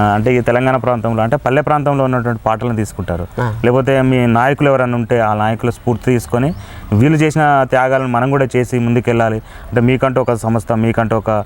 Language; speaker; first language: Telugu; native; Telugu